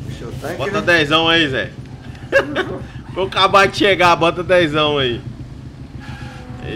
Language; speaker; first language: Portuguese; native; Portuguese